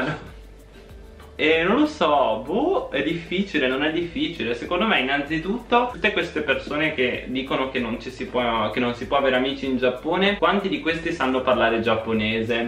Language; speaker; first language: Italian; native; Italian